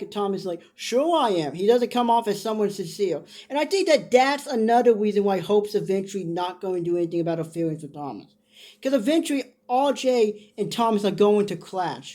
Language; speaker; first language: English; native; English